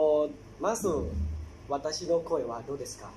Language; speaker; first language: Japanese; non-native, learner; Thai